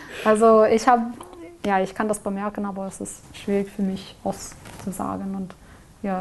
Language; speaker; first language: German; non-native, learner; English